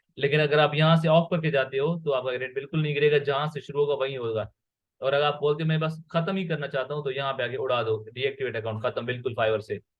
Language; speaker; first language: Urdu; non-native, local second language; Sindhi